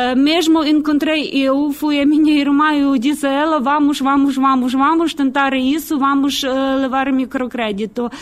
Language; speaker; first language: Portuguese; non-native, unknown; Ukrainian